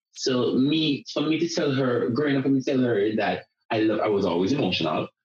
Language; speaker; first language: English; non-native, local second language; Jamaican Creole English